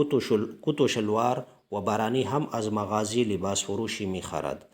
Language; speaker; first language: Persian; non-native, fluent; Urdu